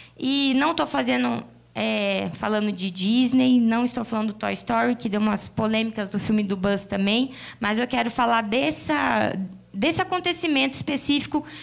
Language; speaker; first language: Portuguese; native; Portuguese